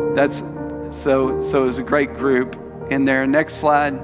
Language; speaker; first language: English; native; English